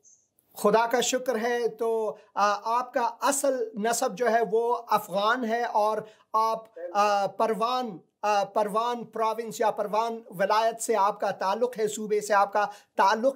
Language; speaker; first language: Hindi; non-native, fluent; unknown